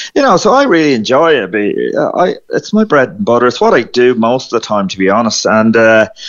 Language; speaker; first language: English; native; English